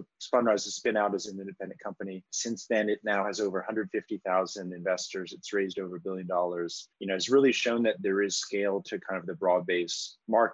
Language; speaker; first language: English; native; English